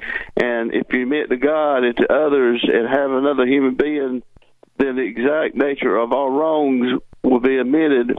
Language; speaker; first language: English; native; English